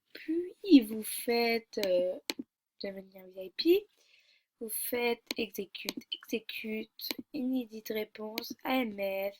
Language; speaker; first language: French; native; French